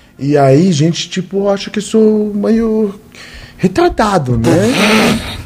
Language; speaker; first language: Portuguese; non-native, learner; English